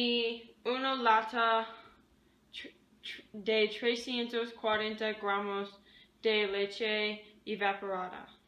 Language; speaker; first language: Spanish; non-native, learner; English